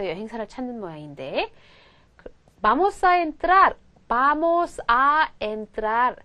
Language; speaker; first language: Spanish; non-native, fluent; Korean